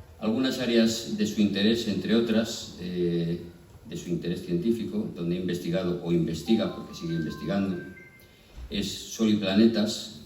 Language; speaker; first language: Spanish; native; Spanish